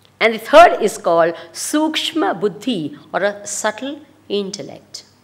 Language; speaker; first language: English; non-native, local second language; Gujarati